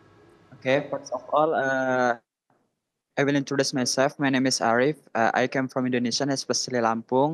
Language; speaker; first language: English; non-native, learner; Indonesian